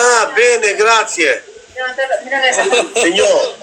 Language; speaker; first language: Italian; non-native, learner; Albanian